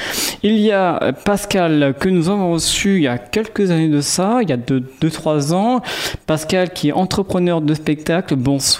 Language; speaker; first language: French; native; French